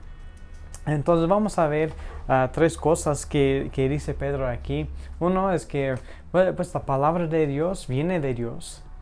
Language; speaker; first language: Spanish; non-native, fluent; English